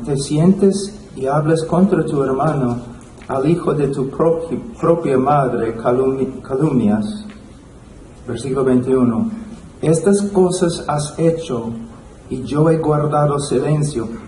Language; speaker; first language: Spanish; non-native, fluent; English